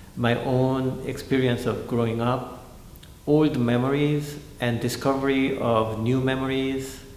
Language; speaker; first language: English; non-native, fluent; Korean